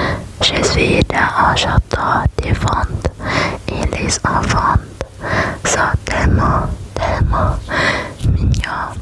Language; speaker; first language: French; non-native, learner; German